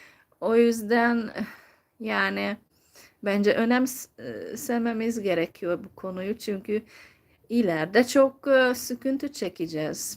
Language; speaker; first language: Turkish; non-native, fluent; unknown